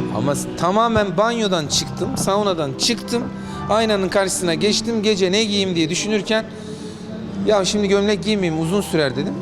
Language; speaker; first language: Turkish; native; Turkish